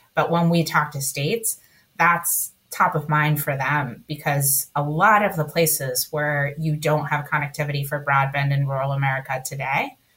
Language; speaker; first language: English; early bilingual, other home language; Spanish